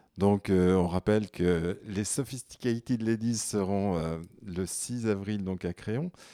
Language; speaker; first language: French; native; French